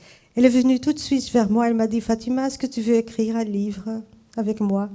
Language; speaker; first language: French; non-native, fluent; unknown